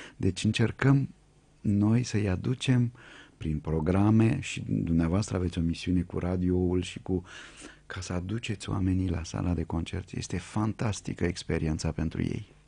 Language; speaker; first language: Romanian; native; Romanian